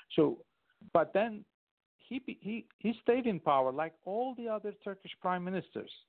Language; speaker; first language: English; non-native, fluent; Turkish